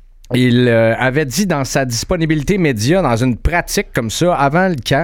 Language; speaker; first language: French; native; French